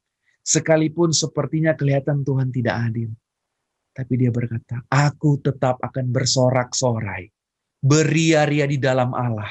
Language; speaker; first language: Indonesian; native; Indonesian